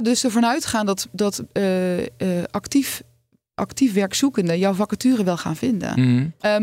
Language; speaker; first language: Dutch; native; Dutch